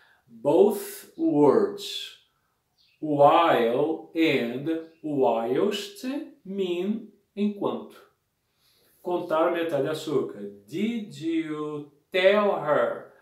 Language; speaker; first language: English; non-native, fluent; Portuguese